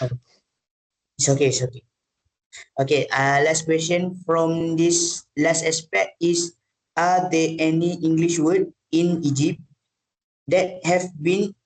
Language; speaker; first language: English; non-native, learner; Malay